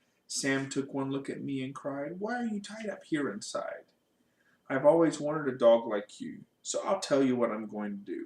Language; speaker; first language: English; native; English